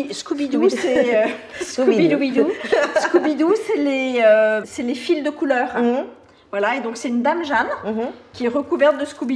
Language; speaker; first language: French; native; French